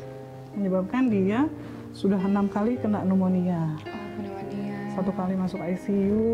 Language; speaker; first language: Indonesian; native; Indonesian